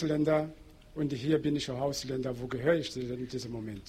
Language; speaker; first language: German; non-native, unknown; Portuguese